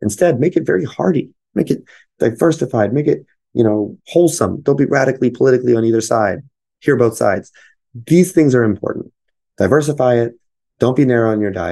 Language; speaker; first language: English; native; English